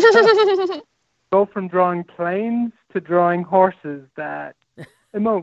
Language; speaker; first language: English; native; English